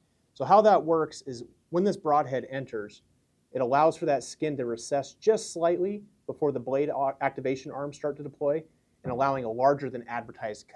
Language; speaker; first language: English; native; English